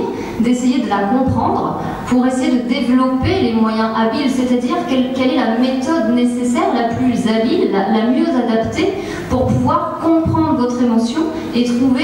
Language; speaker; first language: French; native; French